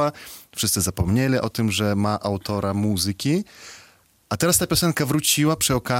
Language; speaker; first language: Polish; non-native, fluent; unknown